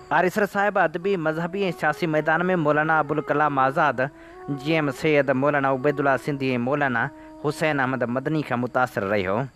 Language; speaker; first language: Sindhi; native; Sindhi